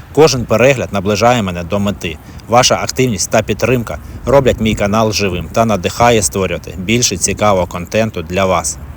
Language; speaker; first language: Ukrainian; native; Ukrainian